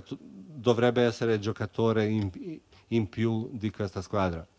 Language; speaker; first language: Italian; non-native, fluent; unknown